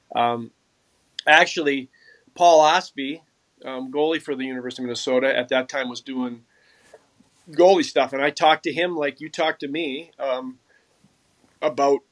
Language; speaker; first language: English; native; English